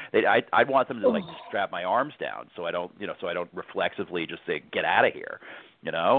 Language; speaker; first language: English; native; English